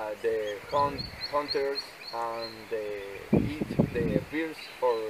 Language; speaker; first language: English; non-native, learner; Spanish